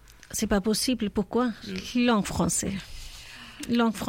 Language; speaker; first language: French; non-native, learner; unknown